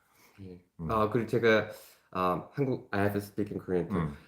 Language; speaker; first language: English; non-native, fluent; Korean